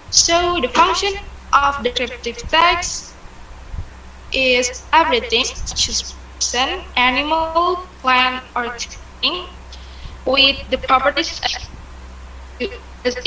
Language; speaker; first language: English; non-native, learner; Indonesian